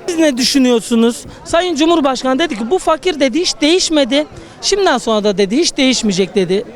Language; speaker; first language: Turkish; native; Turkish